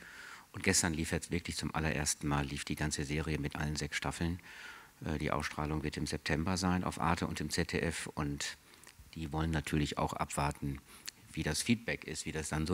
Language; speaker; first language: German; native; German